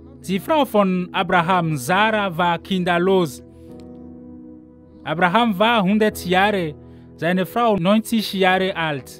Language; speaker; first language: German; non-native, fluent; Ewe